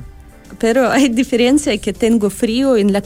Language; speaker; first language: Spanish; non-native, learner; Russian